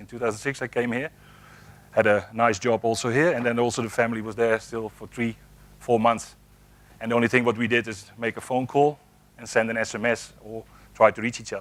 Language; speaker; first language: English; non-native, fluent; Dutch